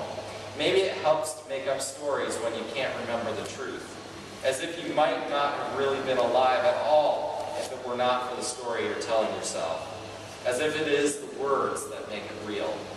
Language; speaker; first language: English; native; English